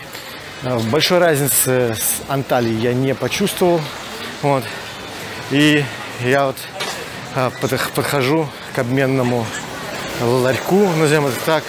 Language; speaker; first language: Russian; native; Russian